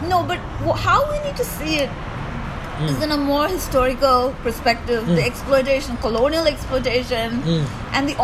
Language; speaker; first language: English; non-native, local second language; Malayalam